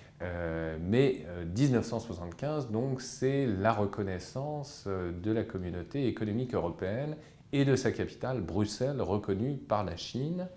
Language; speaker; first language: French; native; French